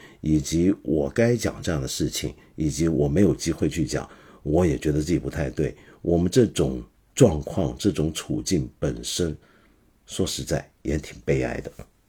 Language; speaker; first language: Chinese; non-native, local second language; Cantonese